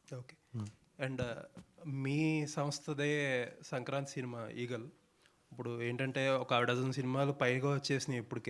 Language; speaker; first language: Telugu; native; Telugu